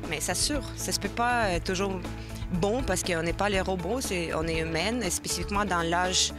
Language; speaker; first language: French; non-native, fluent; Russian